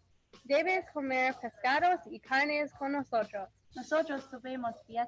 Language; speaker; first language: Spanish; non-native, learner; English